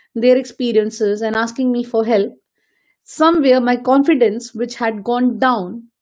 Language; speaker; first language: English; non-native, local second language; Hindi